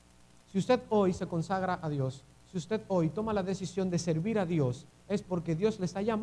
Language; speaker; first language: Spanish; native; Spanish